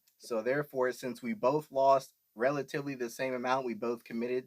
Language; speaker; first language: English; native; English